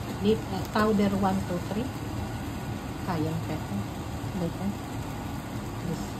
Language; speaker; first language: English; non-native, learner; Filipino